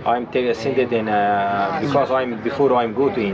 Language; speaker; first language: English; non-native, learner; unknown